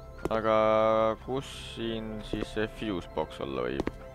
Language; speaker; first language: Estonian; native; Estonian